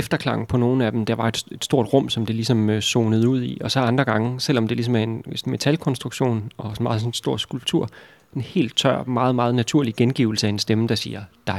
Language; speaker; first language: Danish; native; Danish